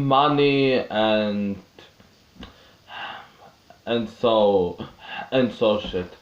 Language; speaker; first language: English; non-native, learner; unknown